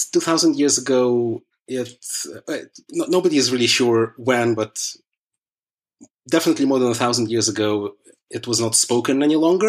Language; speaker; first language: English; early bilingual, other home language; Russian